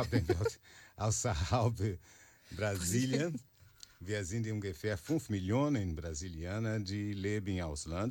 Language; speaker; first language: German; non-native, learner; Portuguese